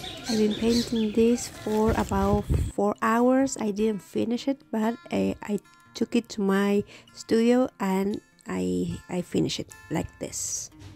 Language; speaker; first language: English; non-native, learner; Spanish